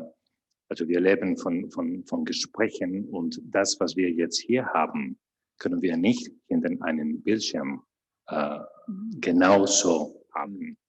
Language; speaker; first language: German; non-native, fluent; Spanish